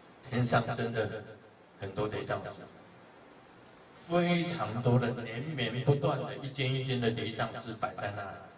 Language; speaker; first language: Chinese; native; Chinese